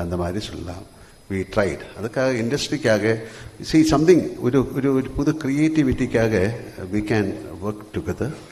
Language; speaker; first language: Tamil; non-native, learner; Malayalam